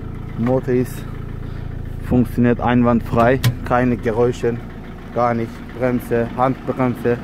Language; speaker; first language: German; non-native, learner; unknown